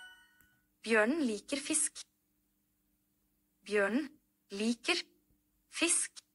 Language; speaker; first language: Norwegian; non-native, learner; Amharic